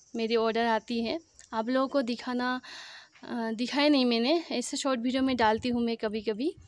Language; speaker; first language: Hindi; non-native, local second language; Assamese